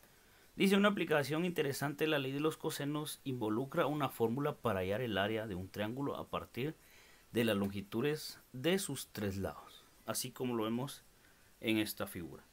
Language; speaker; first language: Spanish; native; Spanish